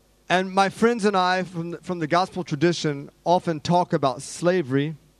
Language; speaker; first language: English; native; English